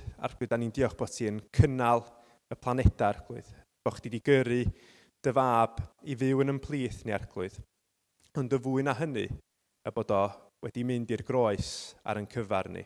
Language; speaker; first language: Welsh; native; Welsh